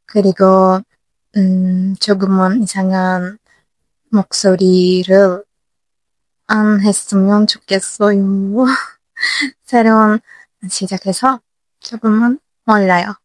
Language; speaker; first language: Korean; non-native, learner; Turkish